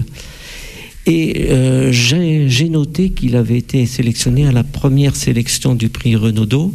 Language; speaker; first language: French; native; French